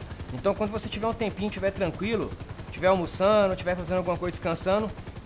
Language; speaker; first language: Portuguese; native; Portuguese